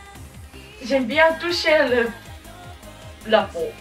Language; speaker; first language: French; non-native, learner; Japanese